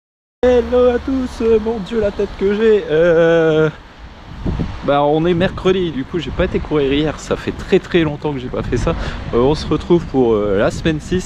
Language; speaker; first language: French; native; French